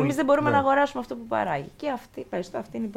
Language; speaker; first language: Greek; native; Greek